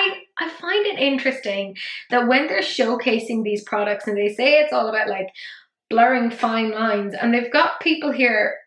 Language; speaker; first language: English; native; English